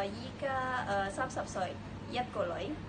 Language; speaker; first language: Cantonese; non-native, learner; Indonesian